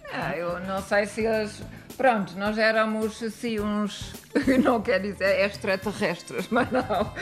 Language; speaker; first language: Portuguese; non-native, fluent; German